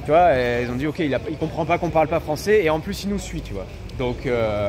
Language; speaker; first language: French; native; French